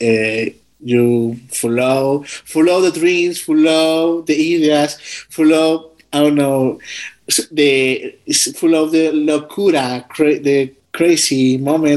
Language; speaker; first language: English; non-native, learner; Spanish